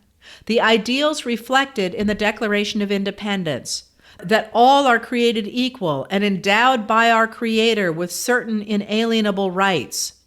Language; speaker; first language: English; native; English